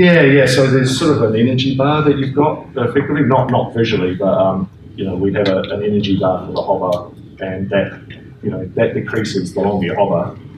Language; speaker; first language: English; native; English